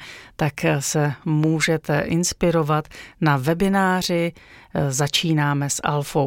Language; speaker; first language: Czech; native; Czech